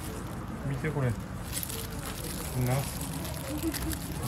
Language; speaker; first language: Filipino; non-native, learner; Japanese